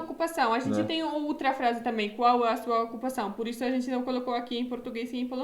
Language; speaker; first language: Portuguese; non-native, fluent; Polish